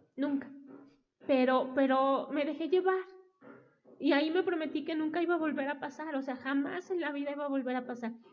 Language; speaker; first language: Spanish; native; Spanish